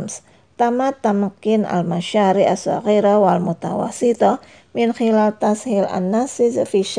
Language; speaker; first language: Arabic; non-native, fluent; Indonesian